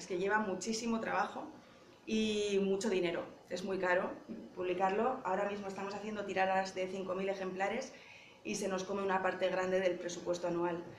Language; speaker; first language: Spanish; native; Spanish